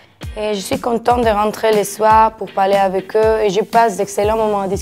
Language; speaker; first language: French; non-native, learner; Spanish